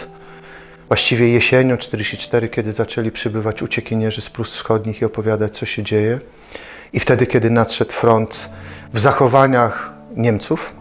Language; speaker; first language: Polish; native; Polish